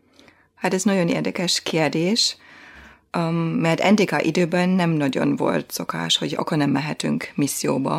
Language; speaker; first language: Hungarian; non-native, fluent; German